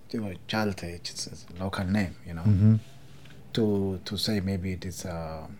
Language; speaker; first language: English; non-native, fluent; Oromo